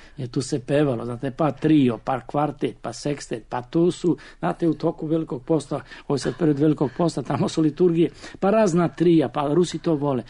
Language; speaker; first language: Serbian; native; Serbian